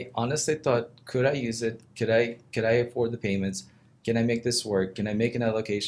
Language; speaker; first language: English; non-native, fluent; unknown